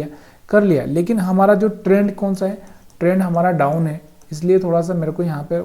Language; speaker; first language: Hindi; native; Hindi